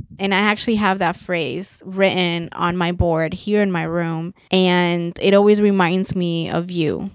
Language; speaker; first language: English; early bilingual, other home language; Spanish